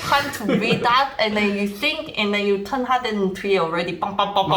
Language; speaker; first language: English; non-native, fluent; Chinese